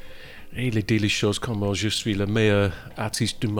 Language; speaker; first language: French; non-native, learner; English